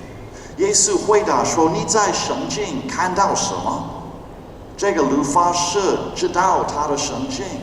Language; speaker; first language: Chinese; non-native, fluent; English